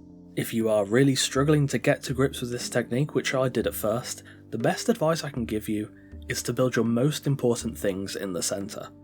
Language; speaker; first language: English; native; English